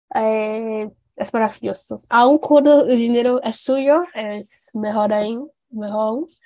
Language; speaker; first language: Spanish; non-native, fluent; Portuguese